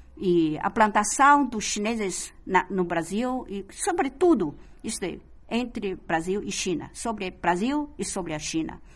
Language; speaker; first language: Portuguese; non-native, fluent; Chinese